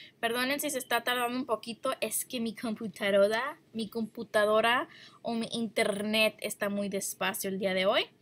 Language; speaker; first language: Spanish; early bilingual, heritage; Spanish